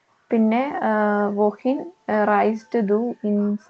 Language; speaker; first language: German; non-native, learner; Malayalam